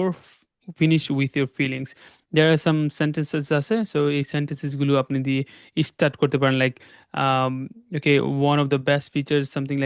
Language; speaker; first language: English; non-native, local second language; Bangla